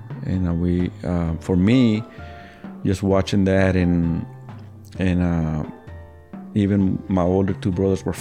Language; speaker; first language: English; early bilingual, other home language; Spanish